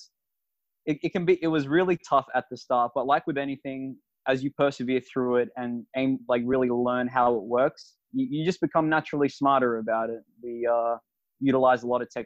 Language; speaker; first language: English; native; English